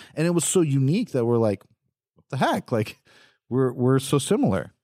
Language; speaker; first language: English; native; English